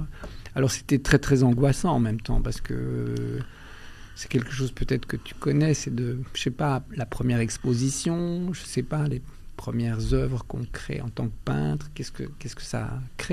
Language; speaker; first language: French; early bilingual, other home language; Albanian